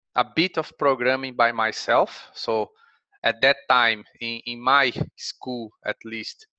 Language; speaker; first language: English; non-native, fluent; Portuguese